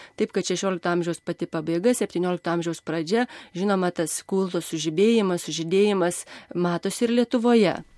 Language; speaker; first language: Lithuanian; native; Lithuanian